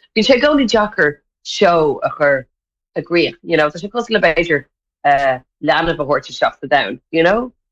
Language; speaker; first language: Irish; native; Irish